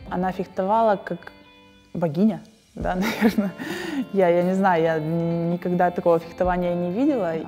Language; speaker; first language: Russian; native; Russian